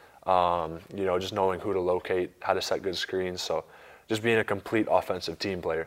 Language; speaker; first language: English; native; English